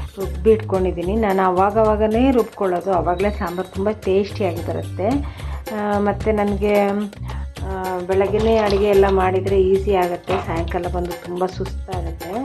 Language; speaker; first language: Kannada; native; Kannada